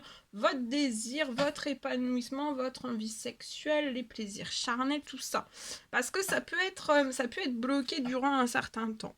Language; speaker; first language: French; native; French